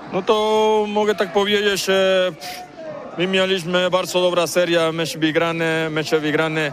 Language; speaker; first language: Polish; non-native, learner; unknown